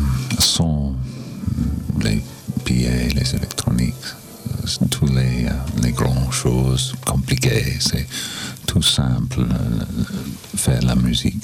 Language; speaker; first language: French; non-native, learner; English